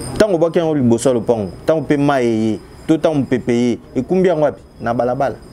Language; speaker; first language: French; non-native, local second language; Lingala